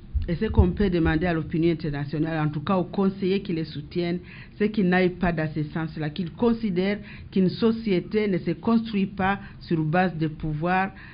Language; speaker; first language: French; non-native, local second language; Swahili